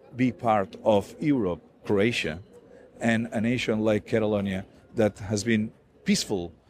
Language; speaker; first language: English; non-native, fluent; Catalan